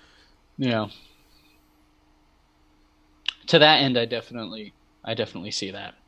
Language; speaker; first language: English; native; English